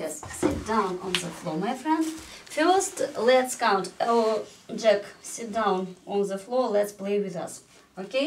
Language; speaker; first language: English; non-native, fluent; Russian